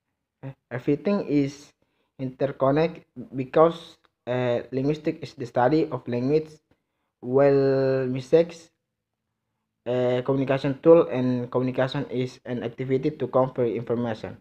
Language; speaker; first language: English; non-native, learner; Indonesian